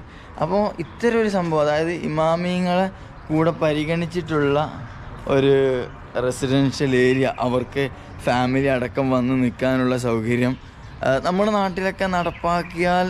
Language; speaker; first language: Malayalam; native; Malayalam